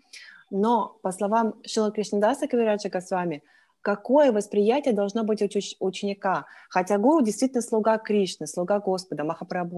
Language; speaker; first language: Russian; native; Russian